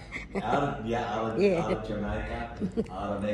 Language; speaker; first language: Indonesian; non-native, learner; English